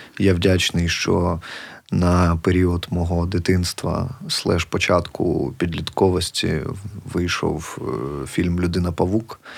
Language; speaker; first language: Ukrainian; native; Ukrainian